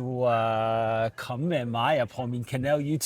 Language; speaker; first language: Danish; non-native, learner; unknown